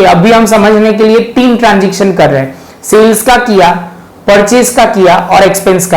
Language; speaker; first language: Hindi; non-native, local second language; Gujarati